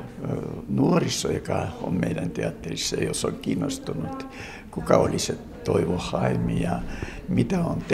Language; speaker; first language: Finnish; non-native, local second language; Russian